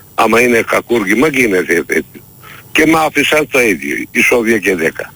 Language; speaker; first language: Greek; non-native, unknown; Turkish